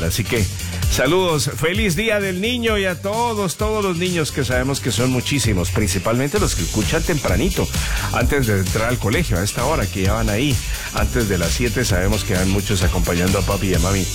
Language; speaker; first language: Spanish; native; Spanish